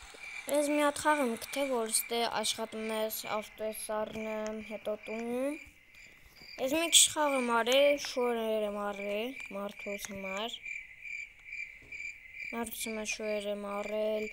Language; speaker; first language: Armenian; early bilingual, heritage; Armenian